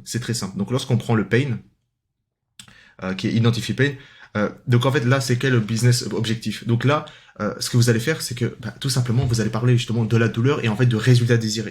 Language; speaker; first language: French; native; French